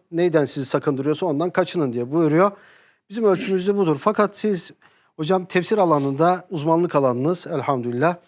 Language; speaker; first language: Turkish; native; Turkish